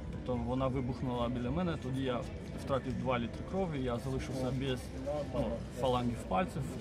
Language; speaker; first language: Ukrainian; non-native, fluent; Russian